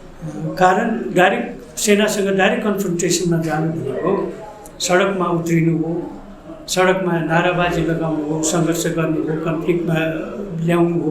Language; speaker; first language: Nepali; native; Nepali